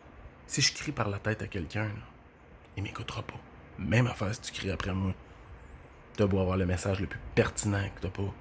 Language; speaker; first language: French; native; French